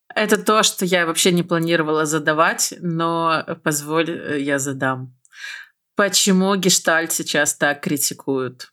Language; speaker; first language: Russian; native; Russian